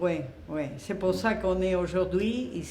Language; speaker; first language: French; non-native, fluent; Spanish